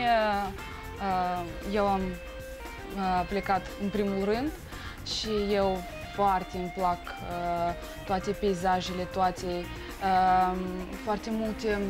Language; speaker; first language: Romanian; non-native, learner; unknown